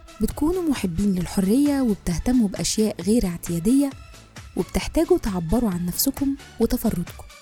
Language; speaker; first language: Arabic; native; Arabic